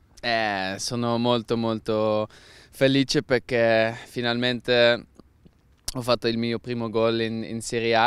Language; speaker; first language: Italian; non-native, learner; Dutch